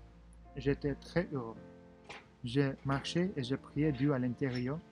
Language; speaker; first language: French; non-native, fluent; Russian